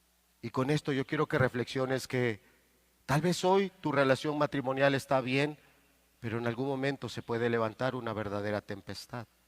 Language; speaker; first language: Spanish; native; Spanish